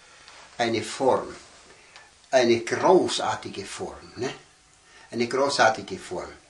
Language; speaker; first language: German; early bilingual, heritage; German